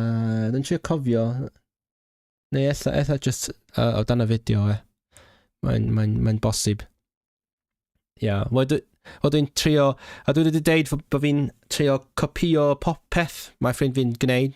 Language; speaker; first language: Welsh; non-native, fluent; Cantonese